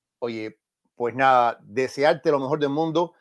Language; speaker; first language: Spanish; native; Spanish